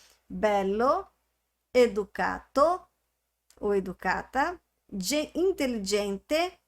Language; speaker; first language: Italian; non-native, fluent; Portuguese